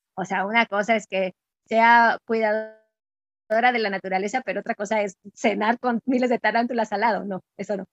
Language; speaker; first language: Spanish; native; Spanish